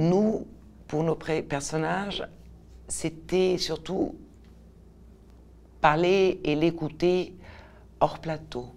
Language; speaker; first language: French; non-native, fluent; Portuguese